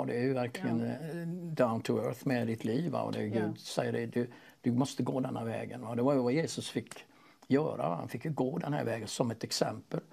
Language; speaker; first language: Swedish; native; Swedish